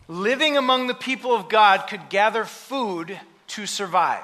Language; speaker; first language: English; native; English